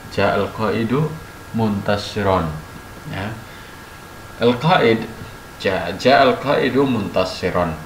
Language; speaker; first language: Arabic; non-native, fluent; Indonesian